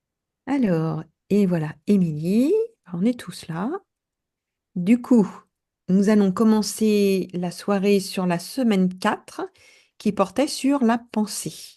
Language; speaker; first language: French; native; French